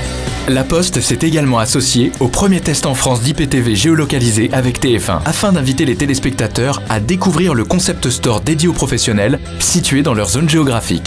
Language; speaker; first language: French; native; French